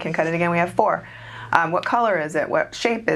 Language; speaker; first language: English; native; English